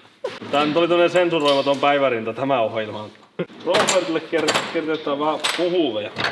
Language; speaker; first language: Finnish; native; Finnish